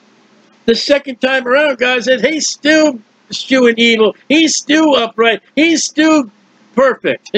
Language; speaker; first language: English; native; English